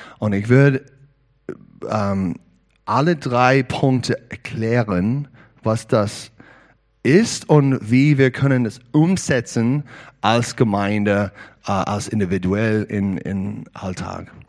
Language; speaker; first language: German; non-native, learner; English